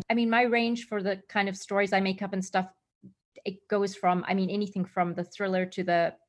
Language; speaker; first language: English; native; English